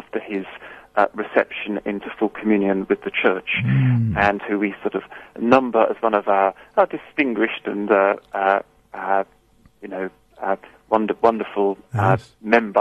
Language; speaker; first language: English; native; English